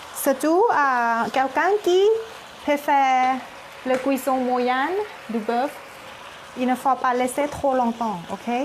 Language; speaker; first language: French; non-native, learner; Thai